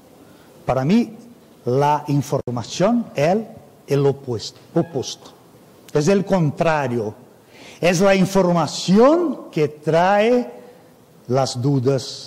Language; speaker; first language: Spanish; non-native, fluent; Portuguese